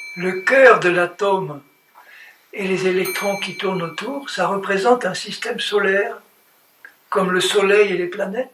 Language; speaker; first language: French; native; French